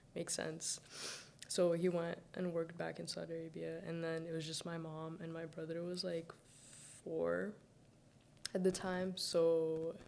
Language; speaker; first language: English; early bilingual, other home language; Arabic